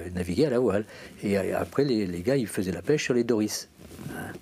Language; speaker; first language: French; native; French